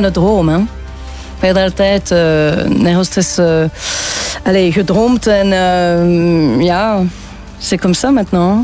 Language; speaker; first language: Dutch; non-native, local second language; French